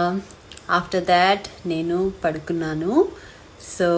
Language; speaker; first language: Telugu; non-native, learner; Kannada